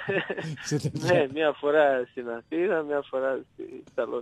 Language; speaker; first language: Greek; non-native, fluent; Serbian